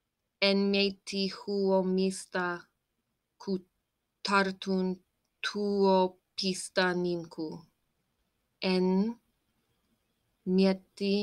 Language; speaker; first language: Finnish; non-native, learner; English